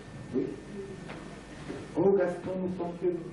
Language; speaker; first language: French; native; French